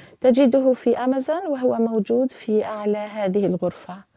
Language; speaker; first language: Arabic; non-native, fluent; English